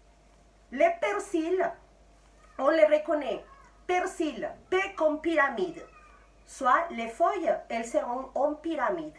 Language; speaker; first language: French; non-native, fluent; Spanish